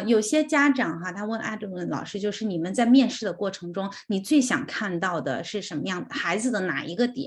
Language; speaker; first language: Chinese; native; Chinese